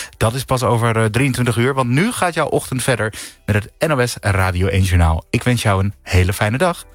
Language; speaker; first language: Dutch; native; Dutch